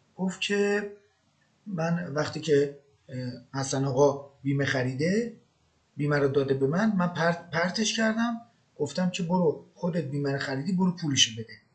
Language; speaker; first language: Persian; non-native, local second language; Azerbaijani